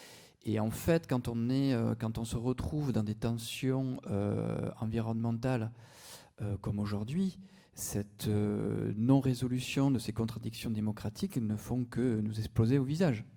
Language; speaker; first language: French; native; French